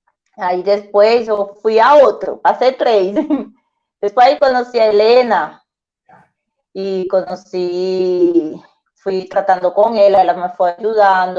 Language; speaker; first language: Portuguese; non-native, learner; Spanish